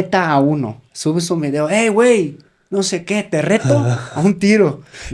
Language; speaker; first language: Spanish; native; Spanish